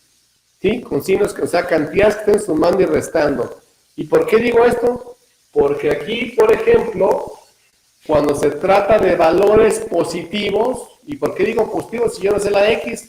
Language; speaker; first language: Spanish; native; Spanish